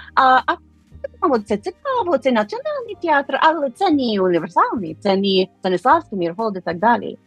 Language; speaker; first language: Ukrainian; non-native, fluent; English